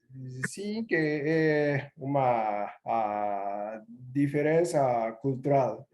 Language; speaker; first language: Portuguese; non-native, learner; Japanese